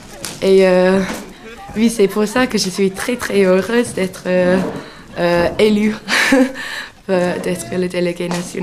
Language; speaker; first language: French; non-native, fluent; English